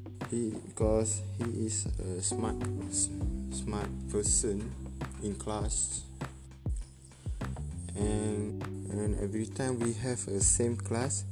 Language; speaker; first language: English; non-native, learner; Malay